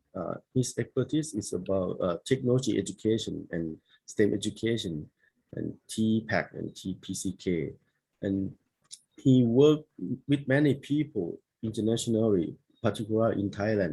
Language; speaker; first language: English; non-native, learner; Thai